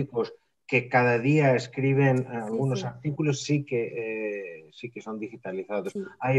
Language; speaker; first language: Spanish; non-native, fluent; Greek